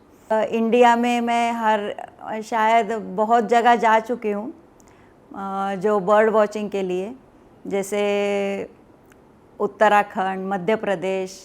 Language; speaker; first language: Hindi; non-native, local second language; Marathi